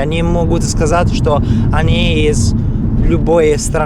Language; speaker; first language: Russian; non-native, fluent; Italian